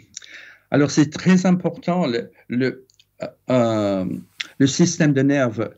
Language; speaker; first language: French; non-native, fluent; English